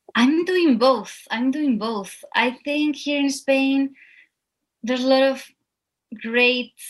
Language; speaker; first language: English; non-native, fluent; Spanish